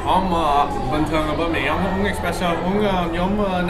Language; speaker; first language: Vietnamese; early bilingual, heritage; English